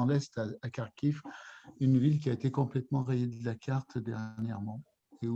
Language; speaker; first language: French; native; French